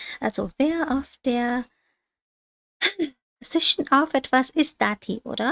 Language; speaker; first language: German; non-native, fluent; English